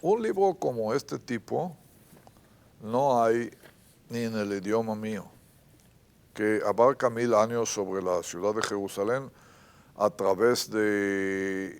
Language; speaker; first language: Spanish; non-native, fluent; Hebrew